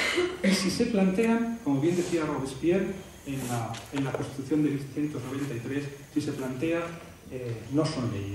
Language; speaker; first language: Spanish; native; Spanish